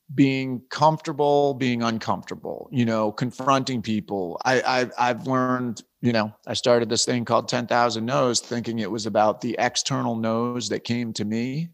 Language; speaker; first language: English; native; English